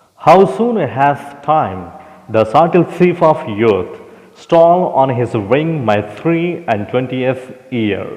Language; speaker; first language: English; non-native, local second language; Telugu